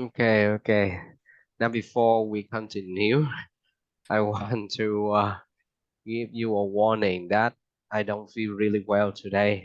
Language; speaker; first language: English; non-native, fluent; Vietnamese